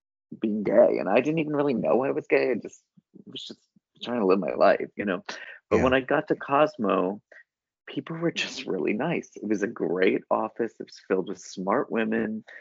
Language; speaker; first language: English; native; English